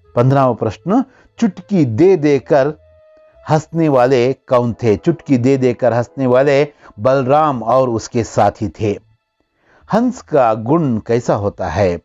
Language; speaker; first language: Hindi; non-native, local second language; Kannada